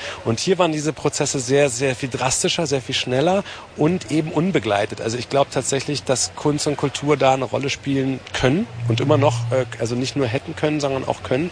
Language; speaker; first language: German; native; German